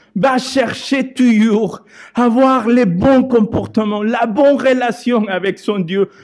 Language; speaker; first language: French; non-native, fluent; Spanish